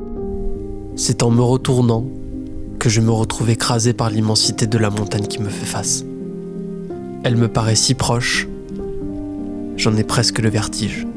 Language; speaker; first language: French; native; French